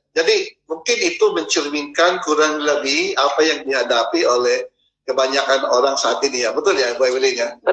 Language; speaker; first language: Indonesian; non-native, fluent; Filipino